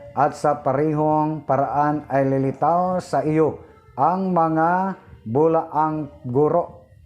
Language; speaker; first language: Filipino; non-native, local second language; Cebuano